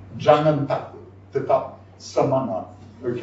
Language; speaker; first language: Indonesian; non-native, fluent; English